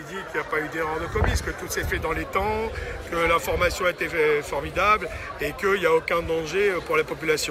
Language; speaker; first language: French; native; French